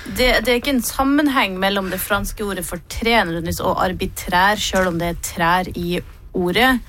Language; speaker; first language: Norwegian; native; Norwegian